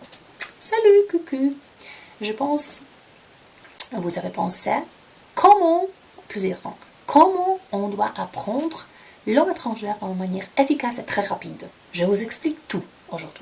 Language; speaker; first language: French; non-native, fluent; Polish